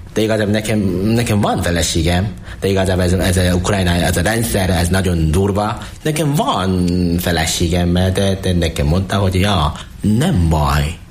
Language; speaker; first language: Hungarian; non-native, learner; Korean